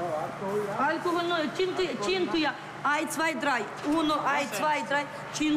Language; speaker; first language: German; non-native, learner; Ukrainian